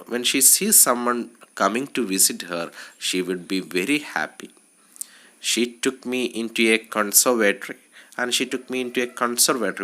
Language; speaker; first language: English; non-native, local second language; Malayalam